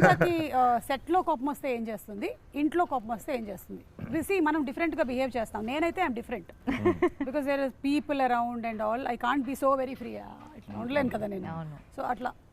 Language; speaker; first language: Telugu; native; Telugu